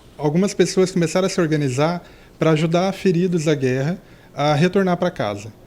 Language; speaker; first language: Portuguese; native; Portuguese